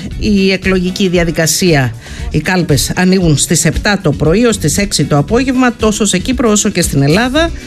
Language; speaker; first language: Greek; native; Greek